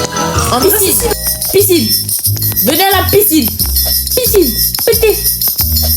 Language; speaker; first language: French; native; French